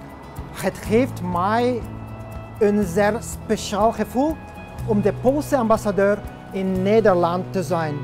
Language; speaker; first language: Dutch; non-native, fluent; Polish